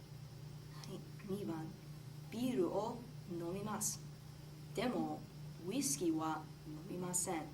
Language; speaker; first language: Japanese; non-native, learner; English